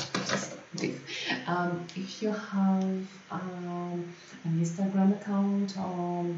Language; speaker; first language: English; non-native, fluent; French